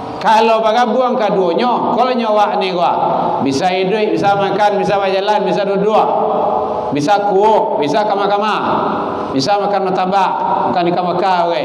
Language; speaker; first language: Malay; non-native, local second language; Minangkabau